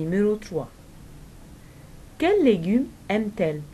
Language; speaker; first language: French; non-native, fluent; Arabic